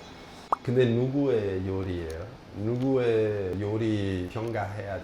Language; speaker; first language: Korean; non-native, fluent; Italian